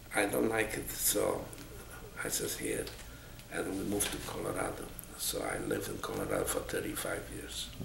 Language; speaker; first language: English; non-native, fluent; Polish